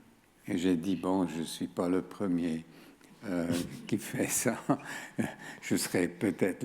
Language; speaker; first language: French; non-native, fluent; German